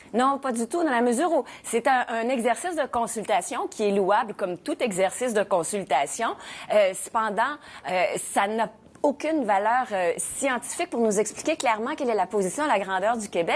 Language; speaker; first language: French; native; French